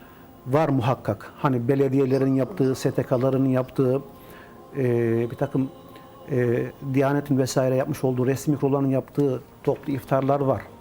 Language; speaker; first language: Turkish; native; Turkish